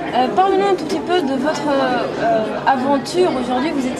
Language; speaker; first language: French; non-native, local second language; Arabic